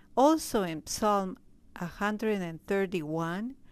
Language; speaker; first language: English; non-native, fluent; Spanish